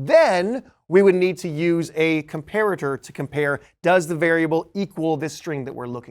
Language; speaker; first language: English; native; English